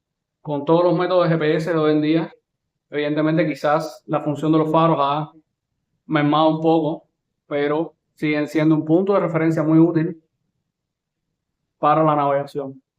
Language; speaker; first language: Spanish; native; Spanish